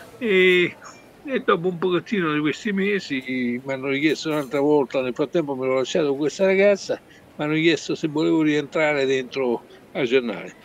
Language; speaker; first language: Italian; native; Italian